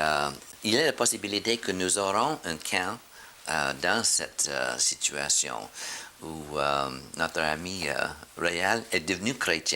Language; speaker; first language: French; non-native, fluent; English